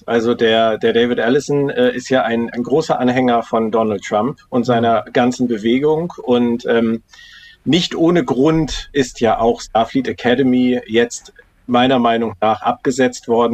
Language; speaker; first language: German; native; German